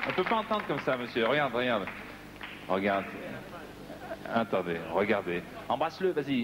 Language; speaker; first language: French; native; French